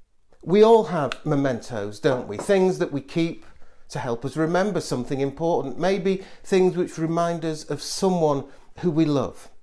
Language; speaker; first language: English; native; English